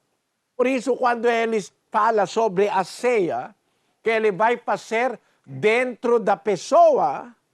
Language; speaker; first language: Portuguese; non-native, learner; Filipino